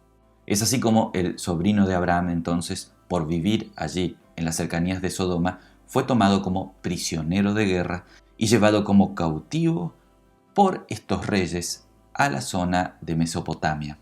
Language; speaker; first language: Spanish; native; Spanish